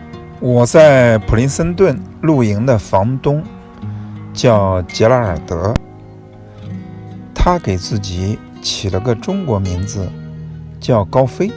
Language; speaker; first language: Chinese; native; Chinese